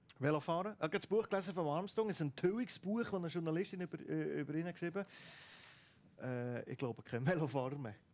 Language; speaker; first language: German; native; German